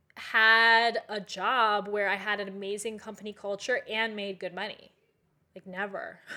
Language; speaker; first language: English; native; English